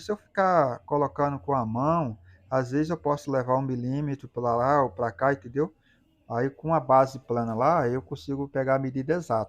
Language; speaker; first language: Portuguese; native; Portuguese